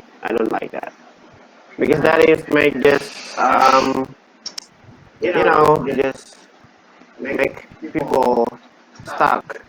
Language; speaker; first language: English; non-native, learner; Indonesian